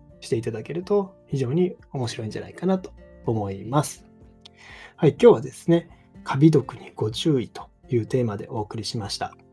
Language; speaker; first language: Japanese; native; Japanese